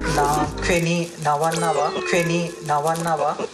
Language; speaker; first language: Korean; non-native, learner; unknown